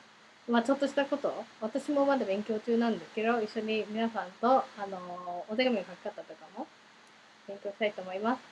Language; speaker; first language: Japanese; early bilingual, heritage; Japanese